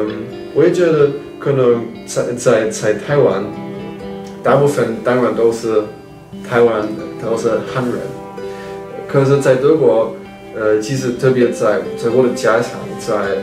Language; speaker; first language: Chinese; non-native, fluent; German